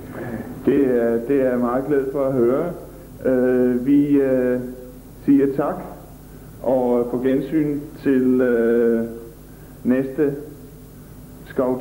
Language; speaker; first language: Danish; native; Danish